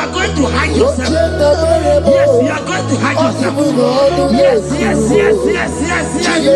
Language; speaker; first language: English; non-native, local second language; Igbo